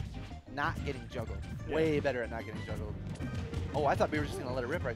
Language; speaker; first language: English; native; English